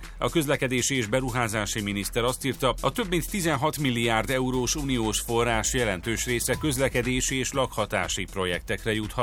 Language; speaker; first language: Hungarian; native; Hungarian